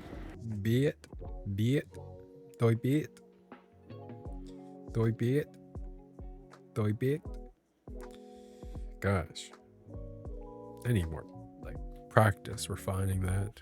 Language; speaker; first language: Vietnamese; non-native, learner; English